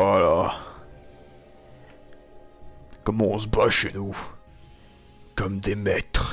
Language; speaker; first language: French; native; French